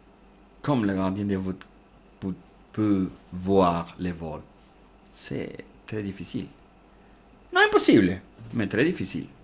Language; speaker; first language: French; non-native, learner; Spanish